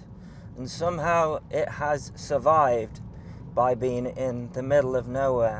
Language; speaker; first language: English; native; English